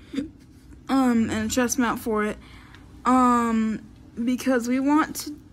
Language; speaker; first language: English; native; English